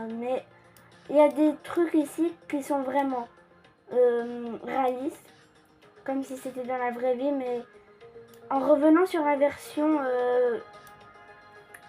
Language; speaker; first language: French; early bilingual, other home language; Polish